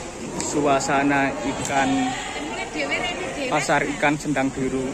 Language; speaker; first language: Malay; non-native, local second language; Javanese